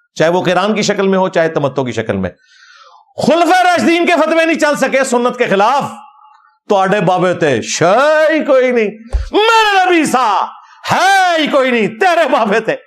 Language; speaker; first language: Urdu; non-native, local second language; Punjabi